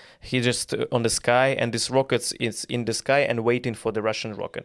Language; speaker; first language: English; non-native, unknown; Ukrainian